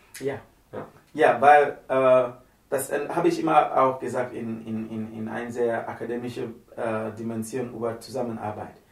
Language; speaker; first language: German; non-native, learner; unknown